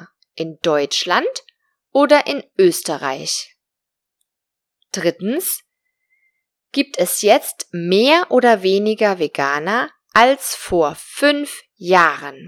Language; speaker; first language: German; non-native, fluent; Spanish